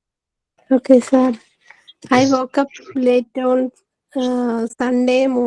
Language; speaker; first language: English; non-native, learner; Malayalam